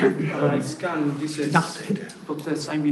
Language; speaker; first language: German; non-native, learner; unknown